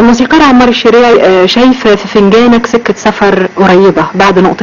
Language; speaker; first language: Arabic; native; Arabic